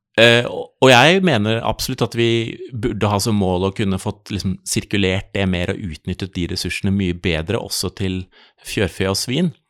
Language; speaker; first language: Norwegian; native; Norwegian